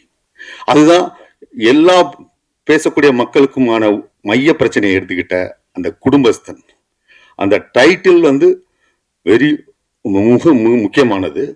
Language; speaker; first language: Tamil; native; Tamil